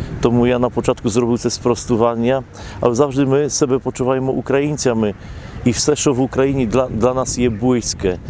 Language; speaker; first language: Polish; non-native, local second language; Ukrainian